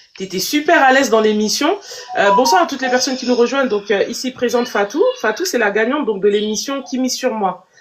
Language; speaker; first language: French; native; French